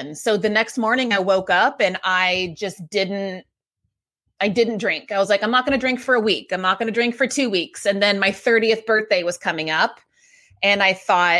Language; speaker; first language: English; native; English